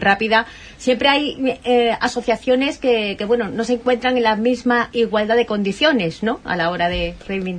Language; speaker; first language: Spanish; native; Spanish